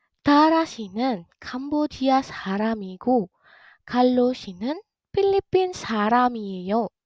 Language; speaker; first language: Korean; non-native, fluent; Indonesian